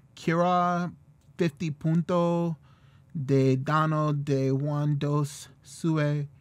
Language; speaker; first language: Portuguese; non-native, learner; English